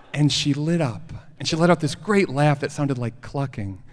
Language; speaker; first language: English; native; English